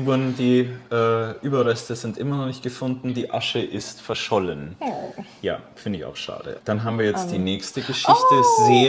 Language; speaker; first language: German; native; German